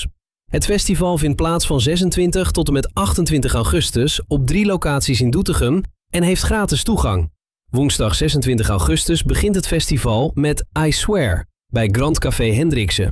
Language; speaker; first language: Dutch; native; Dutch